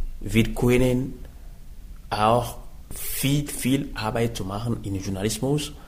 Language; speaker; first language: German; non-native, learner; French